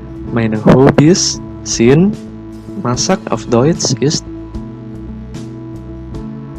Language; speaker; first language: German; non-native, learner; Indonesian